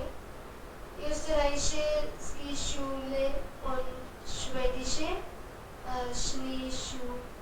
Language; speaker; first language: German; non-native, learner; Hindi